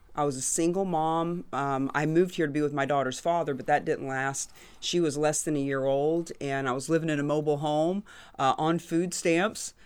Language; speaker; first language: English; native; English